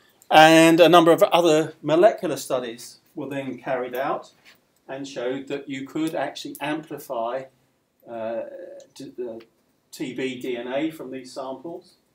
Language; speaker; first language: English; native; English